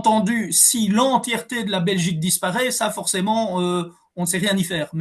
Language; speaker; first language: French; native; French